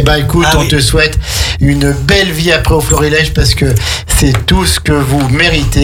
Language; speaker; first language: French; native; French